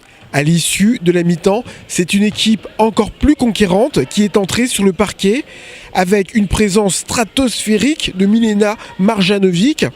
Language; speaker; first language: French; native; French